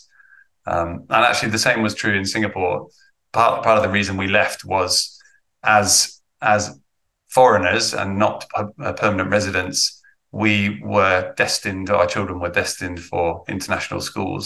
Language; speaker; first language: English; native; English